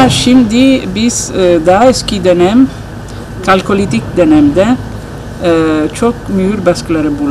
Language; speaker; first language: Turkish; non-native, learner; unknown